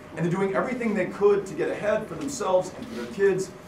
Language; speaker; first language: English; native; English